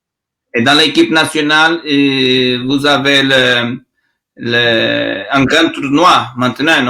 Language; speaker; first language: French; non-native, learner; Portuguese